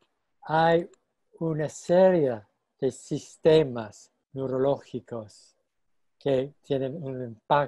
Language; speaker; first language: Spanish; non-native, fluent; English